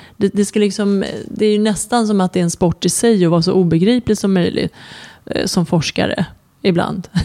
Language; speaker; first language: Swedish; early bilingual, other home language; Persian